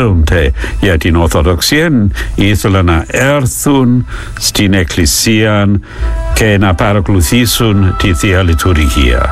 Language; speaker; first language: Greek; non-native, fluent; English